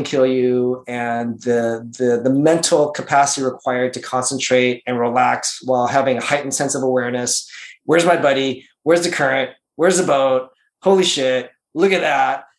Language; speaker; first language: English; native; English